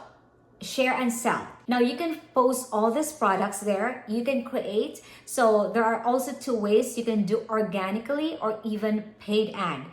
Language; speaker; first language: English; non-native, local second language; Filipino